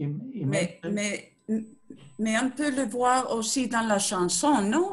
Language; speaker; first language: French; non-native, learner; Spanish